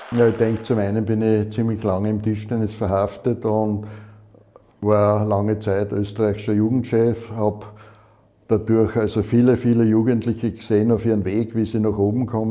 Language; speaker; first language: German; native; German